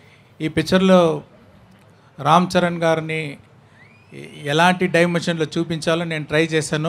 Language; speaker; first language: Telugu; non-native, learner; Tamil